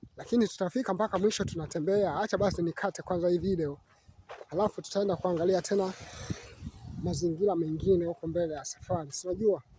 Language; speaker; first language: Swahili; native; Swahili